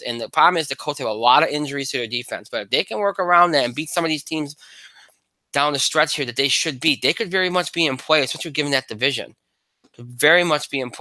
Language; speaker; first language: English; native; English